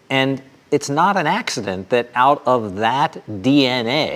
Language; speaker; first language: English; native; English